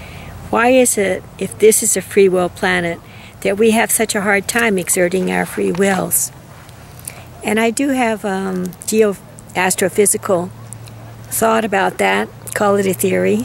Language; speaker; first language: English; native; English